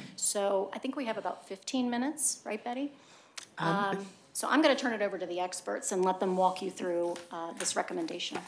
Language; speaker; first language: English; native; English